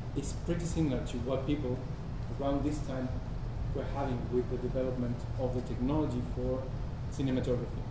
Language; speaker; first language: English; early bilingual, other home language; Spanish